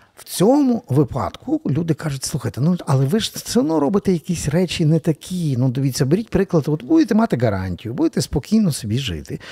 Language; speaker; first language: Ukrainian; native; Ukrainian